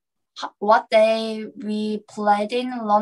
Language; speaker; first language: English; non-native, learner; Korean